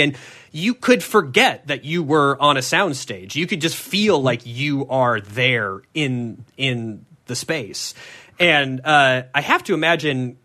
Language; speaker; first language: English; native; English